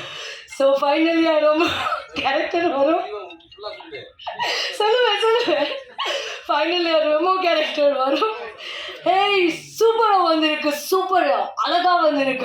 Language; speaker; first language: Tamil; non-native, fluent; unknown